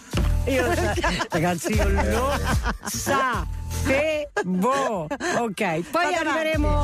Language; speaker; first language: Italian; native; Italian